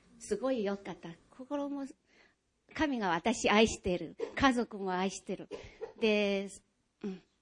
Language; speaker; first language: Japanese; non-native, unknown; Chinese